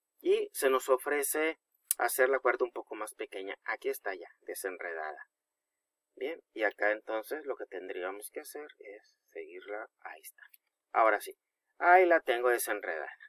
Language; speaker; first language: Spanish; native; Spanish